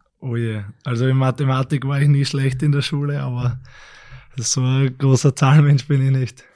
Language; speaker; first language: German; native; German